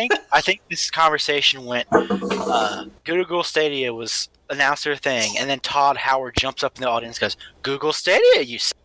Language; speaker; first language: English; native; English